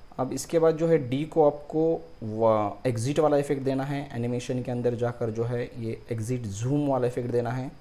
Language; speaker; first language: Hindi; non-native, local second language; Marathi